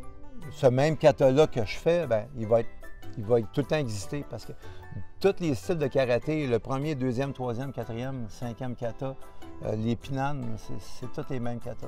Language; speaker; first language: French; native; French